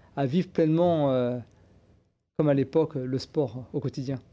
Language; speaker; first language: French; native; French